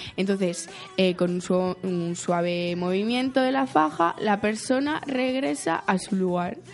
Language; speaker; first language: Spanish; native; Spanish